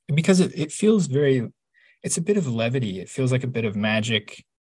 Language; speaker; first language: English; native; English